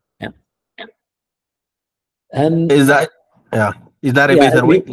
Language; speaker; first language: English; non-native, learner; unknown